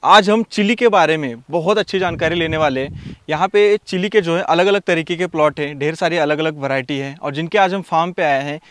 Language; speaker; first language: Hindi; native; Hindi